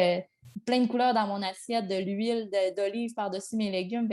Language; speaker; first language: French; native; French